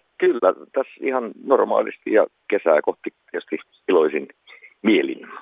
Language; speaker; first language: Finnish; native; Finnish